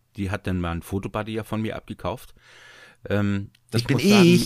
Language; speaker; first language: German; native; German